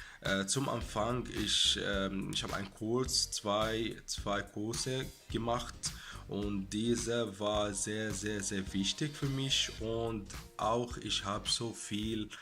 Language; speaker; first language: German; non-native, learner; Arabic